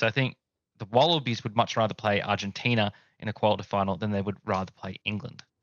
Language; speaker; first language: English; native; English